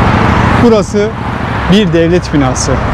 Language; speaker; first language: Turkish; native; Turkish